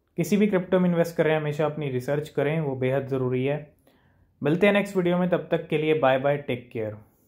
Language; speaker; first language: Hindi; native; Hindi